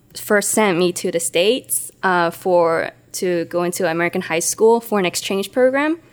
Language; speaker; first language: English; non-native, local second language; Cantonese